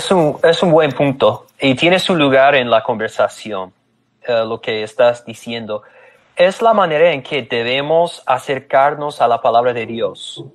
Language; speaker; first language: Spanish; non-native, fluent; English